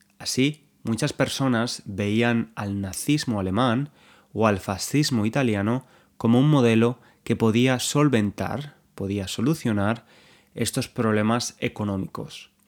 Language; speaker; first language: Spanish; native; Spanish